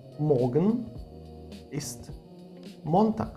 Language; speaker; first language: German; non-native, fluent; Ukrainian